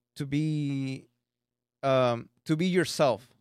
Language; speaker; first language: English; early bilingual, other home language; Spanish